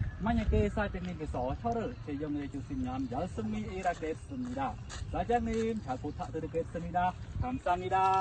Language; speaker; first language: Korean; non-native, learner; Khmer